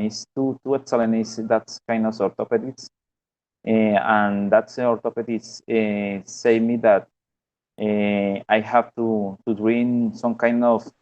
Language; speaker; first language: English; non-native, learner; Spanish